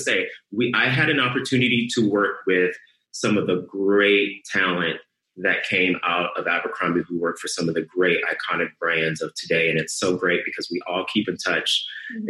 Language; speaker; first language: English; native; English